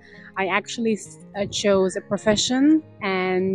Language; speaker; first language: English; non-native, fluent; Lithuanian